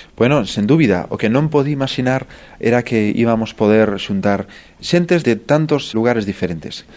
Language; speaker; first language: Galician; native; Galician